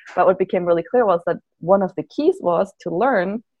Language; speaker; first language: English; non-native, fluent; German